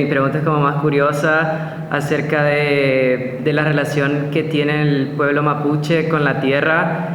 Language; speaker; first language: Spanish; non-native, fluent; Italian